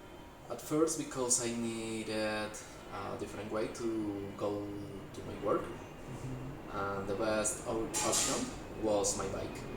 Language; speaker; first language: English; non-native, learner; Spanish